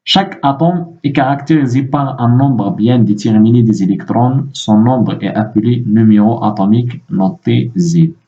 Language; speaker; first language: French; non-native, local second language; Arabic